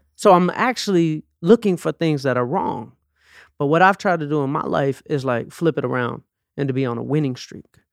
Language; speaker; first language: English; native; English